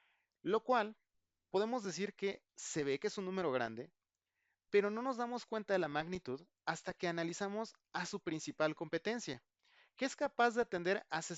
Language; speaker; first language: Spanish; native; Spanish